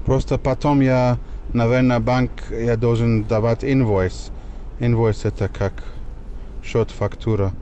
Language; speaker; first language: Russian; non-native, learner; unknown